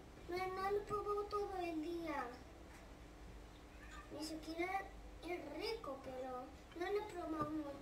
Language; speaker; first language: Spanish; early bilingual, other home language; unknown